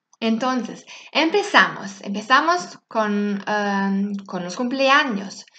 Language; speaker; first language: Spanish; non-native, fluent; German